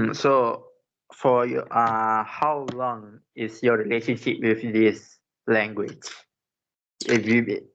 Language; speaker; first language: English; non-native, local second language; Malay